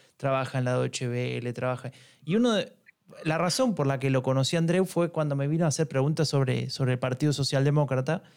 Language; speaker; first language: Spanish; native; Spanish